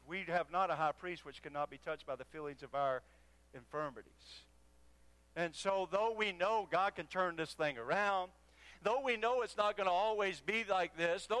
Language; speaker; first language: English; native; English